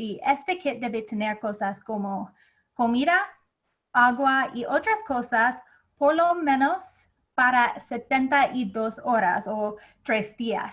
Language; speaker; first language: Spanish; non-native, fluent; English